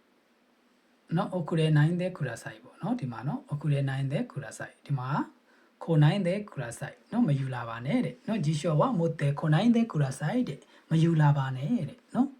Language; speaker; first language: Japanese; non-native, fluent; Burmese